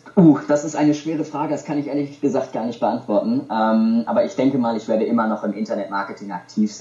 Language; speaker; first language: German; native; German